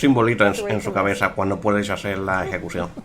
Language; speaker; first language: Spanish; native; Spanish